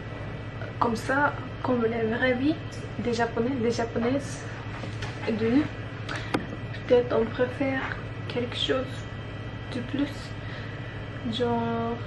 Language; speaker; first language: French; non-native, learner; Japanese